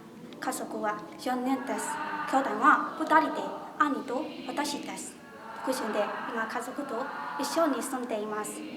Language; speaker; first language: Japanese; non-native, learner; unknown